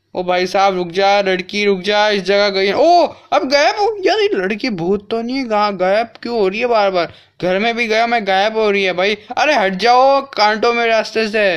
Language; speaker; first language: Hindi; native; Hindi